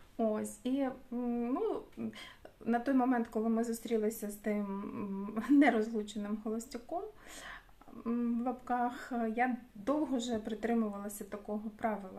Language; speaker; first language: Ukrainian; native; Ukrainian